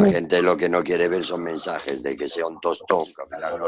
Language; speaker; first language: Spanish; native; Spanish